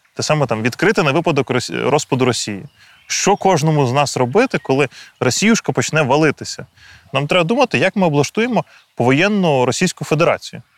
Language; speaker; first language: Ukrainian; native; Ukrainian